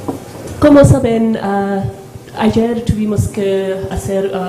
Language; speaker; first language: Spanish; non-native, learner; English